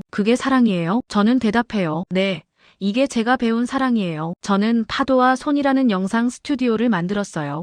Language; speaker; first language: Korean; non-native, fluent; Spanish